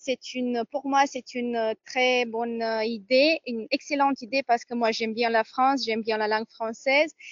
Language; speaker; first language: French; non-native, fluent; Romanian